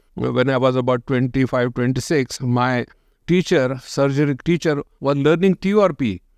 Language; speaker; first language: English; non-native, local second language; Marathi